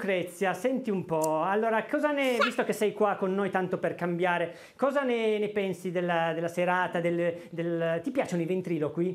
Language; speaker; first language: Italian; native; Italian